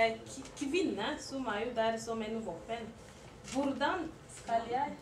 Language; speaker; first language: Norwegian; non-native, learner; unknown